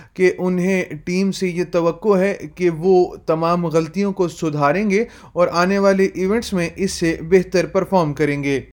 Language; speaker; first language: Urdu; native; Urdu